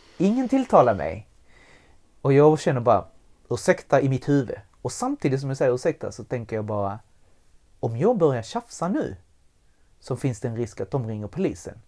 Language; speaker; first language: Swedish; early bilingual, other home language; Spanish